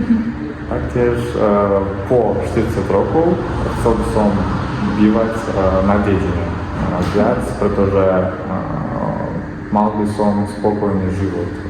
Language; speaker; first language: Slovak; non-native, learner; Kazakh